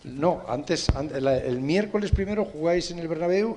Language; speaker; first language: Spanish; native; Spanish